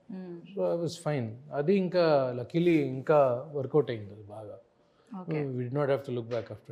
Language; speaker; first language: Telugu; native; Telugu